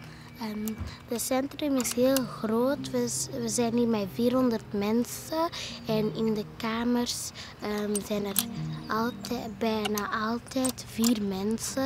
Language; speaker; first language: Dutch; early bilingual, other home language; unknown